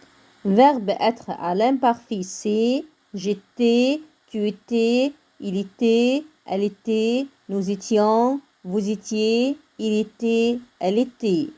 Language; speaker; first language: French; non-native, fluent; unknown